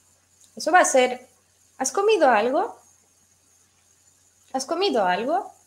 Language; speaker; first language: Spanish; non-native, fluent; Russian